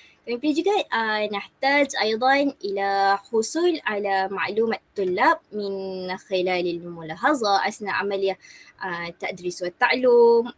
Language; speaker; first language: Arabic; non-native, learner; Malay